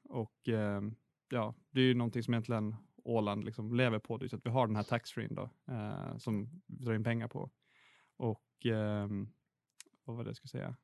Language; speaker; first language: Swedish; native; Swedish